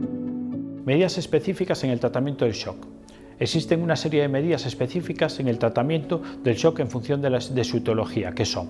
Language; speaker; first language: Spanish; native; Spanish